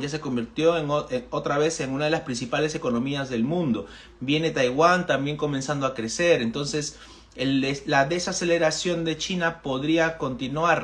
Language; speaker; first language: Spanish; native; Spanish